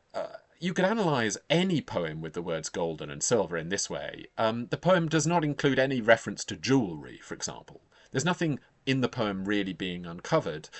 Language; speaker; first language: English; native; English